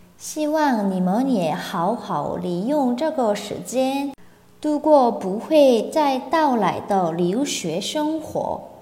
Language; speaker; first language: Chinese; non-native, fluent; Korean